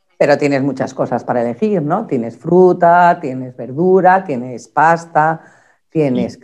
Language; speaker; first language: Spanish; native; Spanish